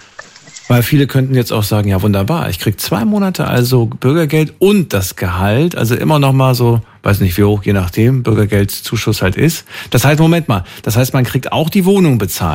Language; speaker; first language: German; native; German